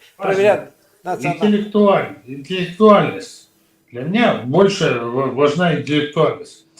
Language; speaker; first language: Russian; native; Russian